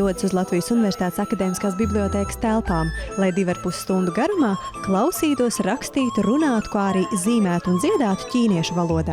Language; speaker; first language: Latvian; native; Latvian